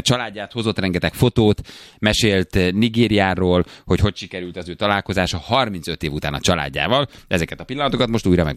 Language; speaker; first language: Hungarian; native; Hungarian